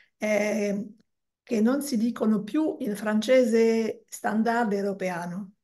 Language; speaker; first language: Italian; non-native, learner; French